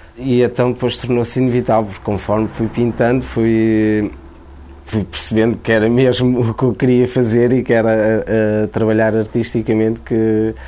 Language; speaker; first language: Portuguese; native; Portuguese